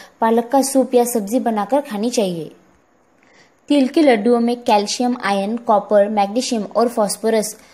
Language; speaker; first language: Hindi; non-native, local second language; Marathi